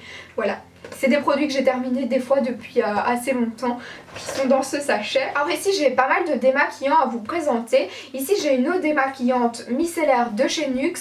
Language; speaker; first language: French; native; French